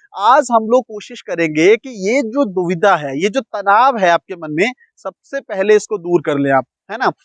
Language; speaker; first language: Hindi; non-native, local second language; Punjabi